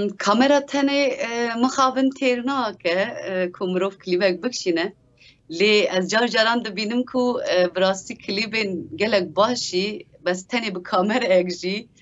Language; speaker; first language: Kurdish; early bilingual, heritage; Kurdish